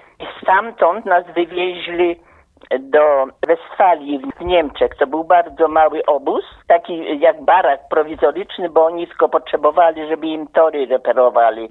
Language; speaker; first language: Polish; native; Polish